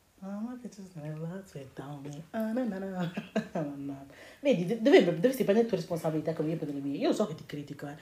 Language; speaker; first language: Italian; early bilingual, other home language; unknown